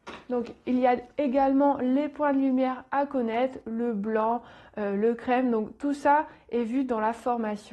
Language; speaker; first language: French; native; French